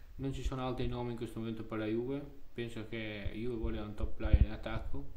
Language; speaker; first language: Italian; non-native, fluent; Albanian